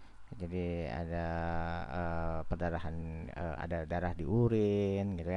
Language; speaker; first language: Indonesian; native; Indonesian